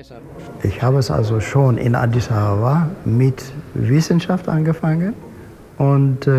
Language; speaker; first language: German; non-native, fluent; Amharic